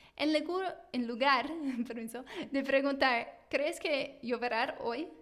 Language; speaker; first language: Spanish; non-native, fluent; English